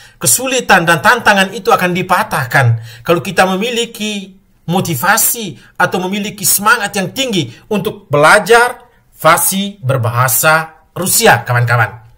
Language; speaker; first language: Indonesian; native; Indonesian